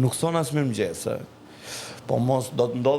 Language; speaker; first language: Albanian; native; Albanian